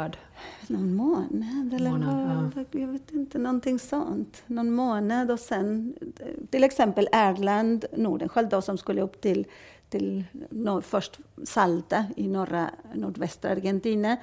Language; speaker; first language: Swedish; non-native, fluent; Spanish